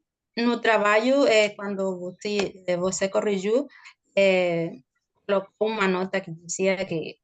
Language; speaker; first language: Portuguese; non-native, learner; Spanish